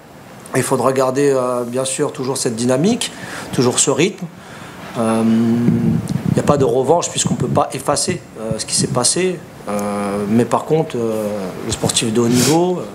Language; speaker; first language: French; native; French